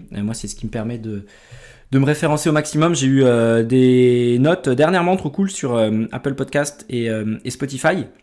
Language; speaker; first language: French; native; French